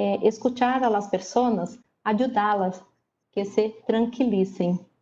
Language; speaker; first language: Spanish; non-native, learner; Portuguese